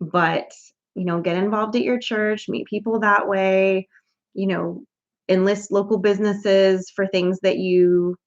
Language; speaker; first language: English; native; English